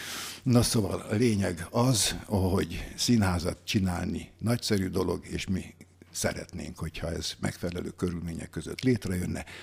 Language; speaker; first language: Hungarian; native; Hungarian